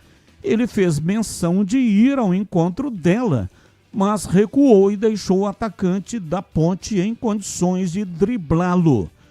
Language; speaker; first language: Portuguese; native; Portuguese